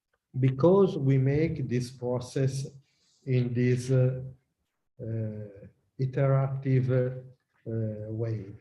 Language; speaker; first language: English; non-native, learner; Italian